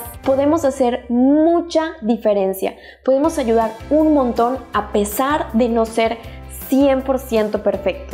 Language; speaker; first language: Spanish; native; Spanish